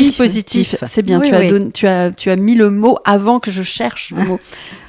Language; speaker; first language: French; native; French